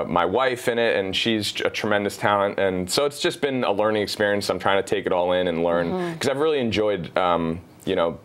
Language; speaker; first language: English; native; English